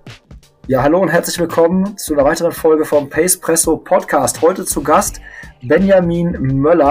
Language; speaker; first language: German; native; German